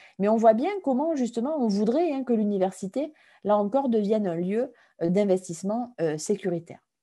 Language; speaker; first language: French; native; French